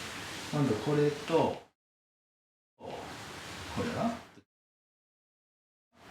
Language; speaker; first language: Japanese; native; Japanese